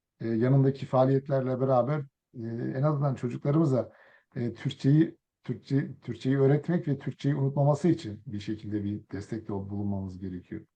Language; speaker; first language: Turkish; early bilingual, other home language; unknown